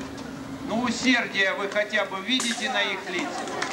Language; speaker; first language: Russian; native; Russian